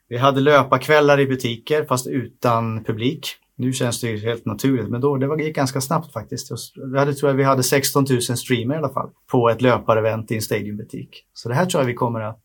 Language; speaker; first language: Swedish; native; Swedish